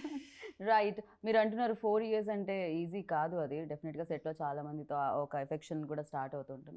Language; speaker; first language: Telugu; native; Telugu